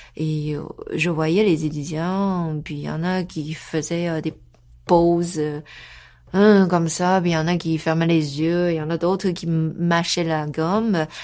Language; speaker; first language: French; non-native, fluent; Chinese